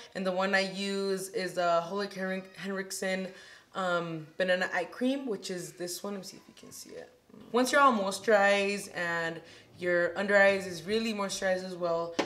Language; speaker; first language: English; early bilingual, other home language; Spanish